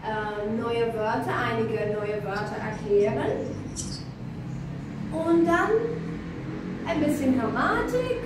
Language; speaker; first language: German; non-native, fluent; Albanian